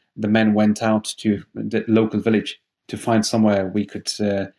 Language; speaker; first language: English; non-native, fluent; Persian